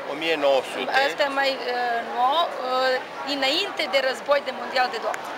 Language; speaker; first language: Romanian; early bilingual, heritage; Romanian